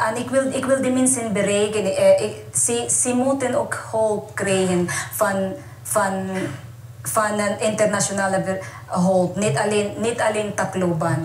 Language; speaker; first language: Dutch; non-native, learner; Waray